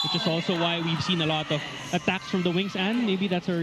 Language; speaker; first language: English; non-native, local second language; Filipino